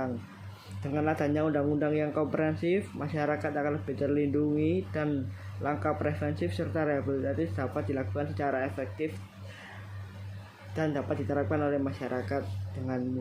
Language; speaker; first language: Indonesian; native; Indonesian